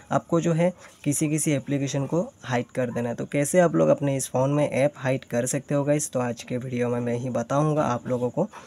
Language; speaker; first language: Hindi; native; Hindi